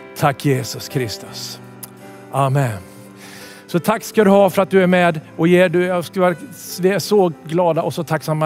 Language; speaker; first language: Swedish; native; Swedish